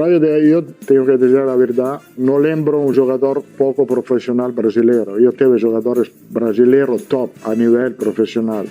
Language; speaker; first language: Portuguese; non-native, learner; Italian